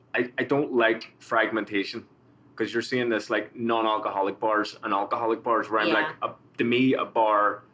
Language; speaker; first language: English; native; English